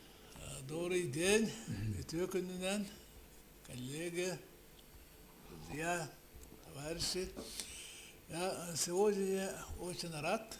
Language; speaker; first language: Russian; non-native, local second language; Yakut